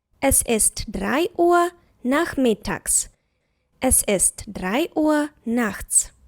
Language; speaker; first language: German; non-native, fluent; Ukrainian